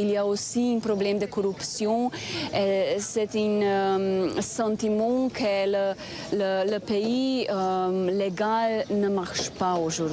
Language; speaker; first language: French; non-native, fluent; Slovenian